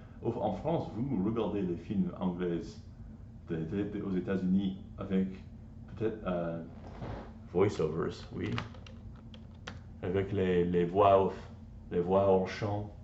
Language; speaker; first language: French; non-native, learner; English